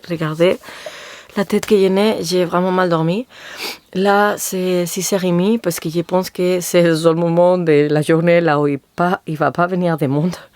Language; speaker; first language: French; non-native, fluent; Spanish